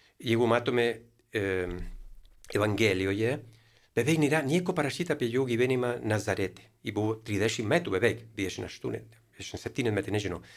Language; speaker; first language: Lithuanian; non-native, fluent; Spanish